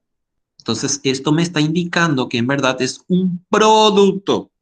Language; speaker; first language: Spanish; native; Spanish